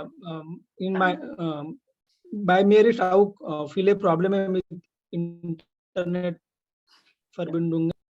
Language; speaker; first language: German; non-native, learner; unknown